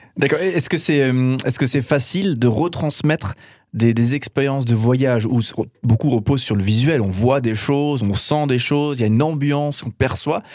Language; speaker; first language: French; native; French